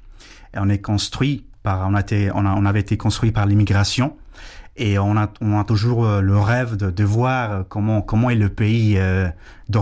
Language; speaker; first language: French; non-native, fluent; Spanish